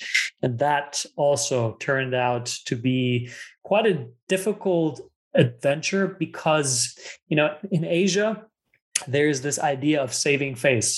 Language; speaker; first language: English; non-native, fluent; German